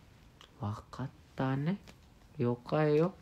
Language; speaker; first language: Japanese; non-native, learner; English